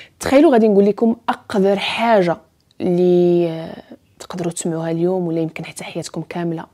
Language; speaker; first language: Arabic; native; Arabic